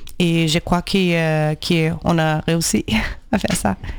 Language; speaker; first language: French; non-native, learner; Portuguese